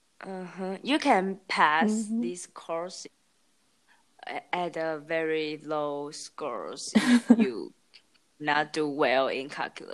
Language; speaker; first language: English; non-native, learner; Chinese